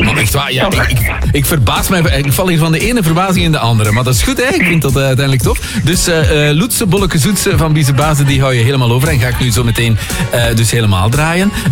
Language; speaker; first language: Dutch; native; Dutch